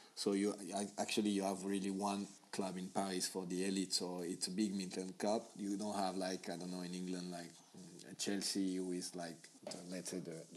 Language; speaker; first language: English; non-native, fluent; French